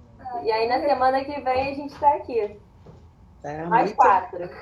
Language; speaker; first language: Portuguese; native; Portuguese